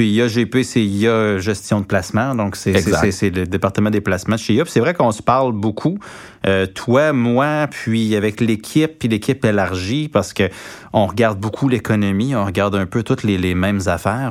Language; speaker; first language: French; native; French